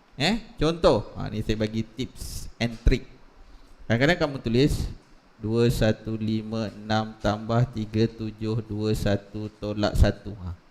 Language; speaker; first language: Malay; native; Malay